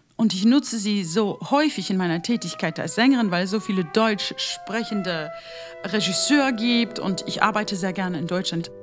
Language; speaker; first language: German; non-native, fluent; English